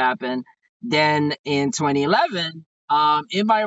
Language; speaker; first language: English; non-native, fluent; Haitian Creole